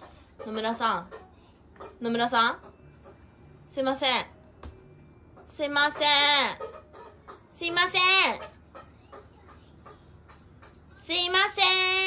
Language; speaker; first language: Japanese; native; Japanese